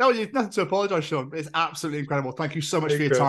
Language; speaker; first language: English; native; English